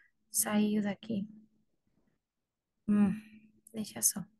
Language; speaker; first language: Portuguese; non-native, learner; Spanish